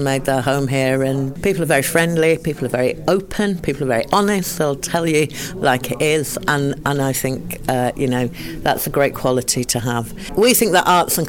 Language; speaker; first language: English; native; English